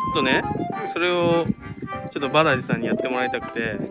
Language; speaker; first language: Japanese; native; Japanese